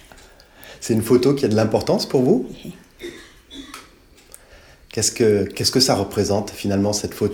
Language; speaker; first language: French; native; French